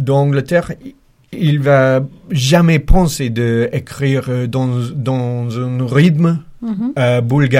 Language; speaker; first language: French; non-native, fluent; English